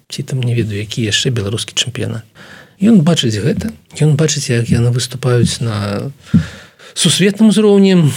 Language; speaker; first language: Belarusian; non-native, local second language; Russian